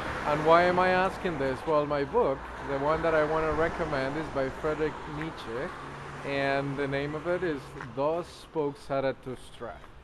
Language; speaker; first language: English; non-native, fluent; Spanish